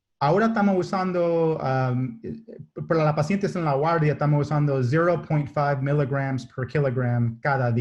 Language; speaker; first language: Spanish; non-native, learner; English